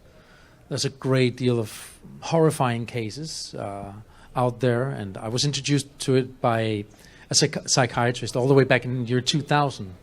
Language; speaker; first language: English; non-native, fluent; Danish